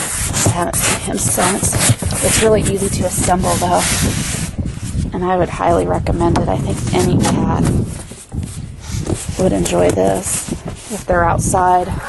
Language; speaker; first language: English; native; English